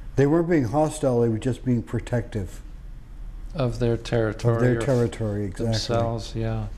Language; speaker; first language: English; native; English